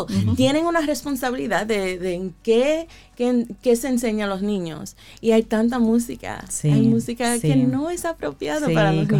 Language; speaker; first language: Spanish; early bilingual, heritage; Spanish